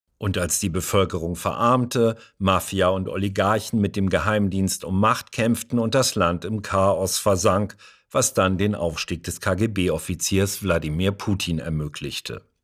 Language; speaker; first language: German; native; German